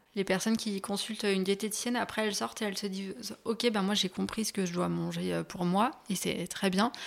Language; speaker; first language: French; native; French